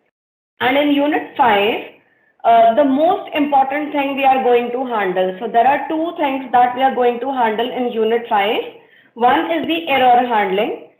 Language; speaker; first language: English; non-native, local second language; Hindi